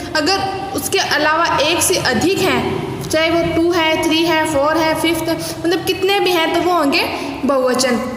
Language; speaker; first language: Hindi; native; Hindi